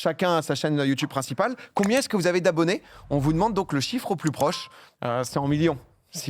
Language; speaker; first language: French; native; French